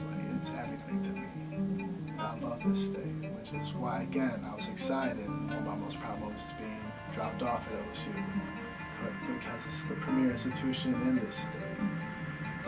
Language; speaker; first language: English; early bilingual, other home language; Spanish